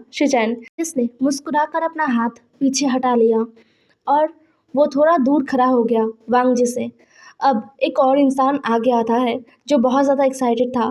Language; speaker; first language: Hindi; non-native, local second language; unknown